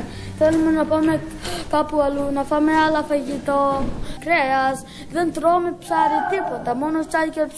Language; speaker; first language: Greek; early bilingual, other home language; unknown